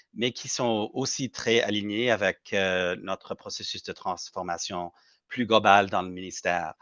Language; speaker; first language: French; non-native, learner; English